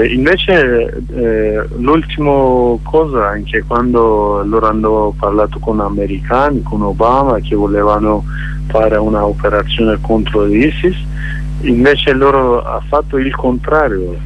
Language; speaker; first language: Italian; non-native, learner; Kurdish